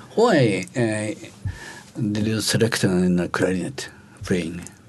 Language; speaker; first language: English; non-native, learner; Japanese